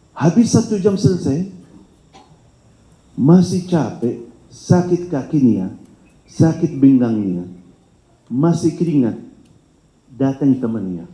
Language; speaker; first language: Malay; non-native, fluent; Arabic